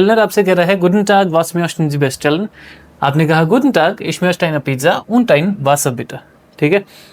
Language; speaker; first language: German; non-native, fluent; Hindi